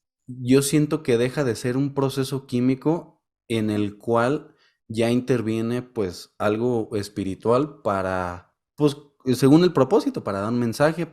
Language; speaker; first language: Spanish; native; Spanish